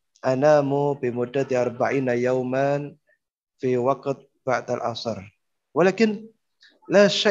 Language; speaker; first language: Arabic; non-native, fluent; Indonesian